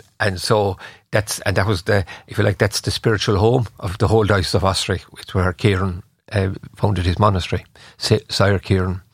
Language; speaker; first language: English; native; English